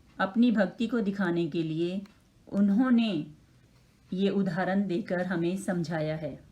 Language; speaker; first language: Hindi; native; Hindi